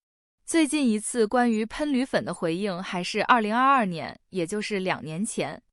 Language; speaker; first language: Chinese; native; Chinese